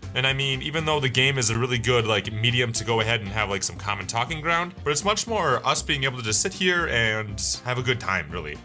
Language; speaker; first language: English; native; English